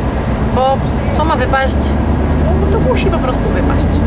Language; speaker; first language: Polish; native; Polish